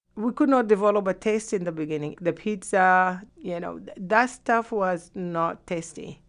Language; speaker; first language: English; non-native, fluent; Arabic